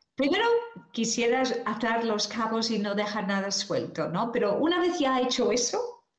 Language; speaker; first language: Spanish; non-native, fluent; English